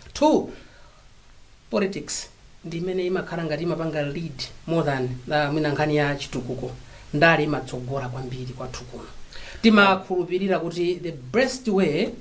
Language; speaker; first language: Nyanja; non-native, local second language; Tumbuka